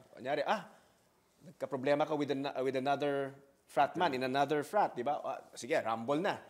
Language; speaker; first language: Filipino; native; Filipino